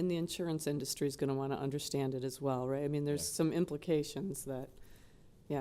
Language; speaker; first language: English; native; English